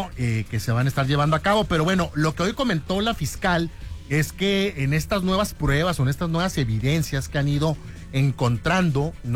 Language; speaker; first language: Spanish; native; Spanish